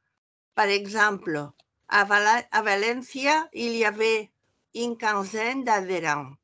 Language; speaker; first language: French; non-native, fluent; Catalan